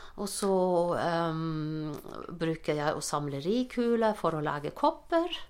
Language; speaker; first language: Norwegian; non-native, fluent; German